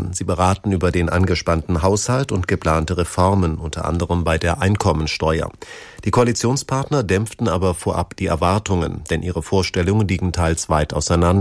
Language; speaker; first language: German; native; German